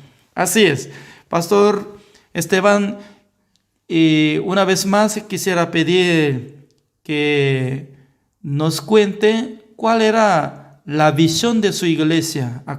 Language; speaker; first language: Spanish; non-native, learner; Korean